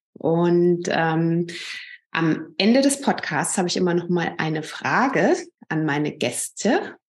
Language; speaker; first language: German; native; German